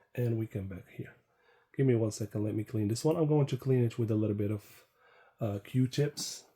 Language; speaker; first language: English; non-native, fluent; Arabic